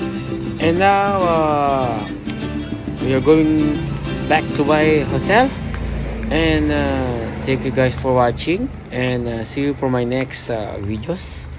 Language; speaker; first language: English; non-native, local second language; Filipino